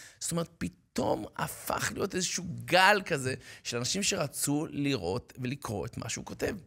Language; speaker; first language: Hebrew; native; Hebrew